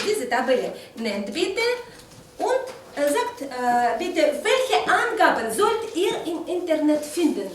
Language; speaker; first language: German; non-native, fluent; Russian